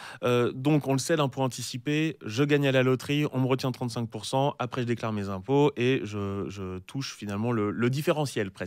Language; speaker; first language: French; native; French